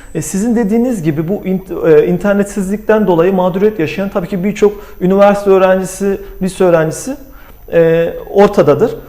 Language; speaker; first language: Turkish; native; Turkish